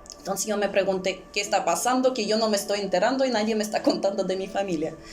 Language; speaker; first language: Spanish; early bilingual, other home language; Russian